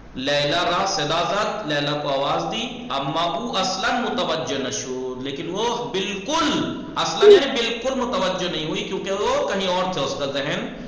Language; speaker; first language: Urdu; native; Urdu